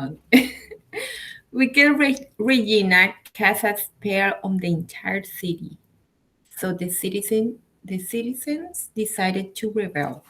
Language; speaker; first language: English; non-native, learner; Spanish